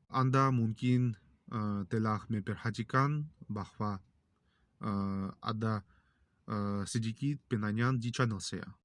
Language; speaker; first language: Indonesian; non-native, learner; Russian